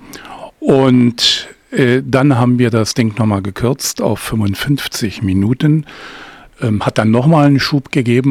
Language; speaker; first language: German; native; German